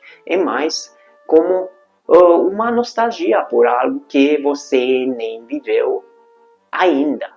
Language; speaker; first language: Portuguese; non-native, fluent; Hungarian